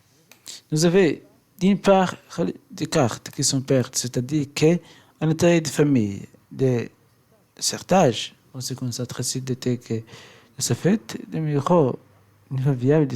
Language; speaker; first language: French; non-native, learner; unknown